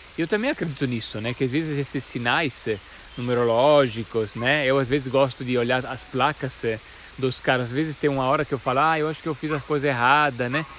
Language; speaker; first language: Portuguese; non-native, fluent; Italian